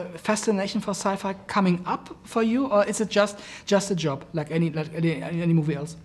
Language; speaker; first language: English; non-native, fluent; German